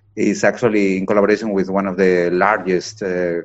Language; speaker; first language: English; non-native, fluent; Spanish